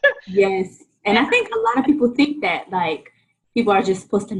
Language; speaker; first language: English; native; English